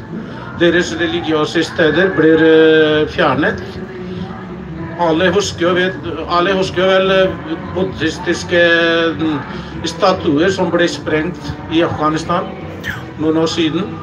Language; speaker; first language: Norwegian; non-native, fluent; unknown